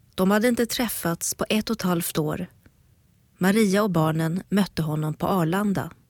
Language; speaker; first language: Swedish; native; Swedish